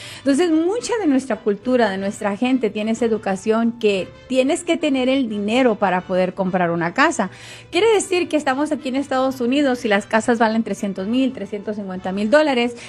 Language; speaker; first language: Spanish; native; Spanish